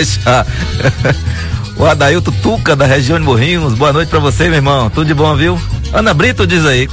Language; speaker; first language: Portuguese; native; Portuguese